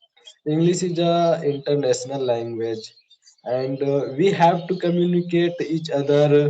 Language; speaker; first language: English; non-native, learner; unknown